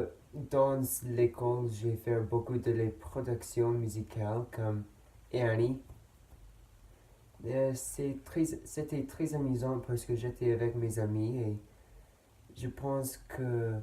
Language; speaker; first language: French; non-native, learner; English